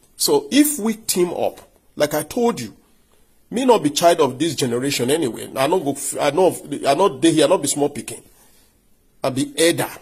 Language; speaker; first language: Nigerian Pidgin; non-native, local second language; Yoruba